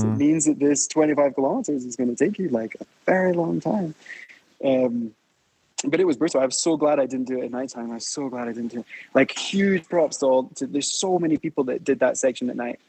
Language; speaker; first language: English; native; English